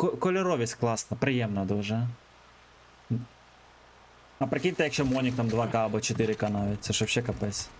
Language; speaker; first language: Ukrainian; native; Ukrainian